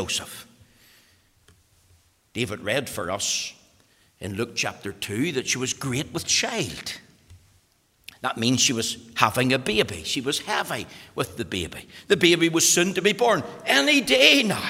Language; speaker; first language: English; native; English